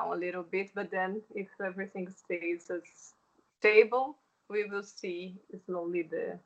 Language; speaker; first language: English; non-native, fluent; Portuguese